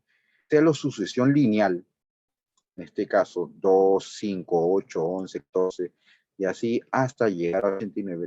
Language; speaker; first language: Spanish; native; Spanish